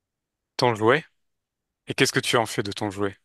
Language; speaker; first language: French; native; French